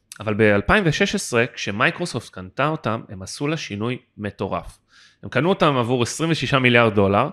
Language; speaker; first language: Hebrew; native; Hebrew